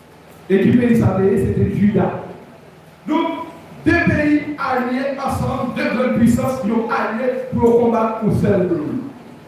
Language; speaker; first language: French; non-native, local second language; Haitian Creole